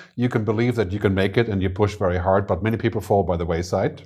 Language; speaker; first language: English; non-native, fluent; German